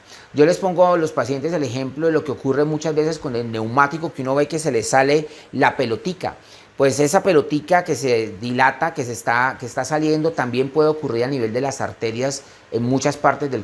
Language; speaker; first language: Spanish; native; Spanish